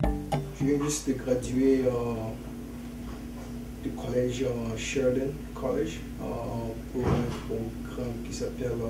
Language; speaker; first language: French; early bilingual, other home language; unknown